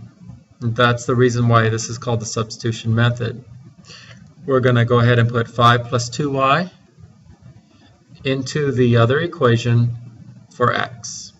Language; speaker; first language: English; native; English